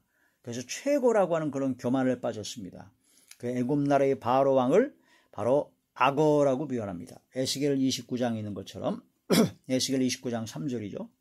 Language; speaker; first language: Korean; native; Korean